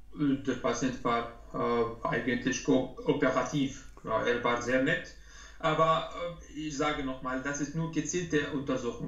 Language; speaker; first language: German; non-native, learner; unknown